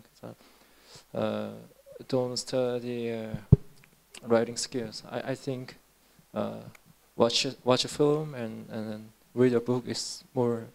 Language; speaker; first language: English; non-native, learner; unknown